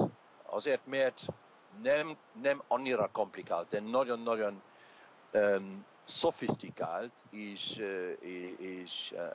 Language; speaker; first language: Hungarian; non-native, learner; English